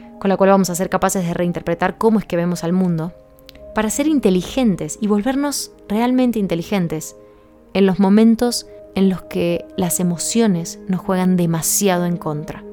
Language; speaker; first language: Spanish; native; Spanish